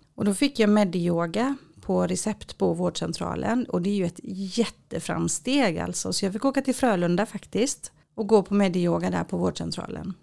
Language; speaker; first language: Swedish; native; Swedish